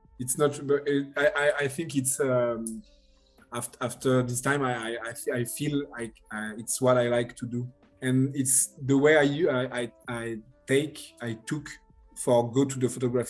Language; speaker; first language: English; non-native, learner; French